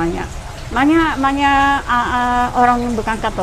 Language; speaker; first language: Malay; non-native, local second language; Min Nan Chinese